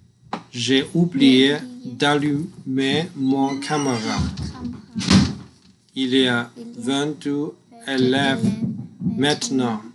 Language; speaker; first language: French; non-native, learner; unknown